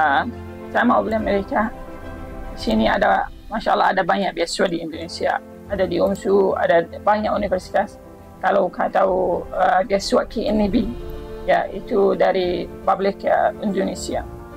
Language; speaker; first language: Indonesian; non-native, learner; Arabic